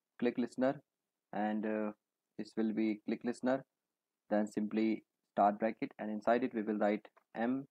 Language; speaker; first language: English; non-native, local second language; Hindi